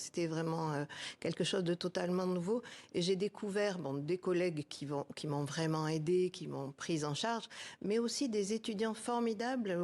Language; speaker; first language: French; native; French